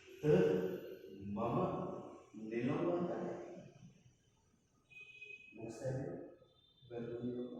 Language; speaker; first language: Vietnamese; non-native, learner; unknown